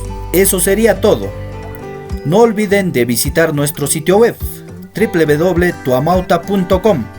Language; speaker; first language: Spanish; native; Spanish